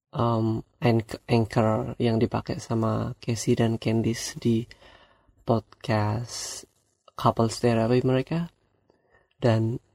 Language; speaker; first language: Indonesian; non-native, local second language; Javanese